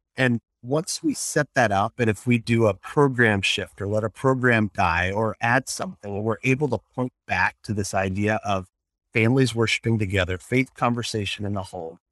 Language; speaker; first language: English; native; English